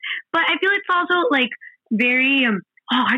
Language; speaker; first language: English; non-native, fluent; Spanish